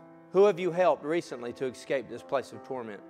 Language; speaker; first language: English; native; English